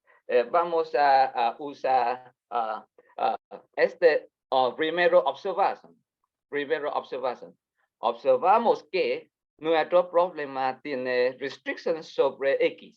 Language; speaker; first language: Spanish; non-native, learner; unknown